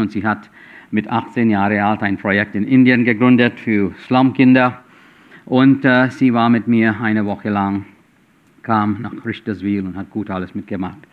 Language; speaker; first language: German; non-native, fluent; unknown